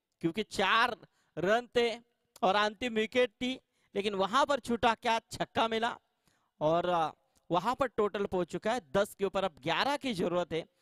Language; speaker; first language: Hindi; non-native, local second language; Marathi